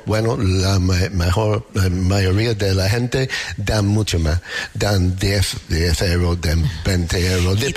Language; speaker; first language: Spanish; non-native, learner; English